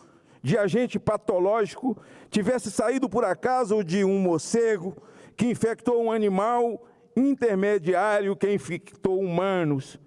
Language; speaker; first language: Portuguese; native; Portuguese